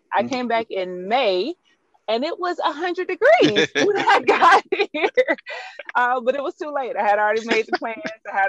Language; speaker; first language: English; native; English